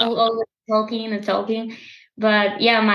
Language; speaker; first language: English; non-native, fluent; Spanish